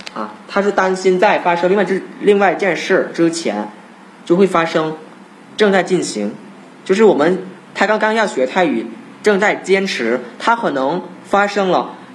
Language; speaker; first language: Chinese; non-native, fluent; Thai